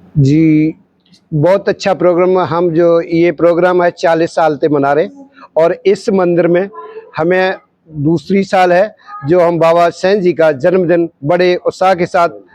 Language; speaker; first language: Hindi; non-native, local second language; Punjabi